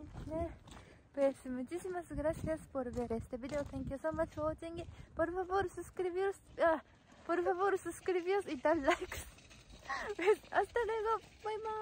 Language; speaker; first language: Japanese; native; Japanese